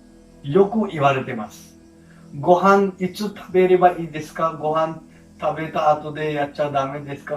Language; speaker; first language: Japanese; non-native, fluent; Hindi